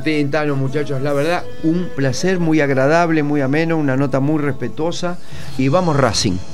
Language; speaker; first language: Spanish; native; Spanish